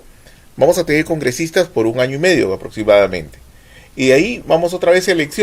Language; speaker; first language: Spanish; native; Spanish